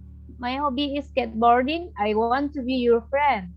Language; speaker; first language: English; non-native, learner; Indonesian